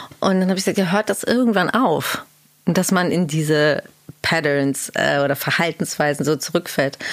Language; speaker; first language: German; early bilingual, other home language; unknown